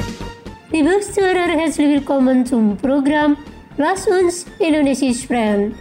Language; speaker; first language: German; non-native, fluent; Indonesian